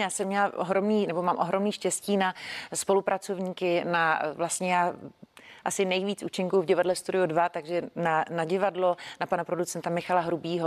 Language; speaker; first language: Czech; native; Czech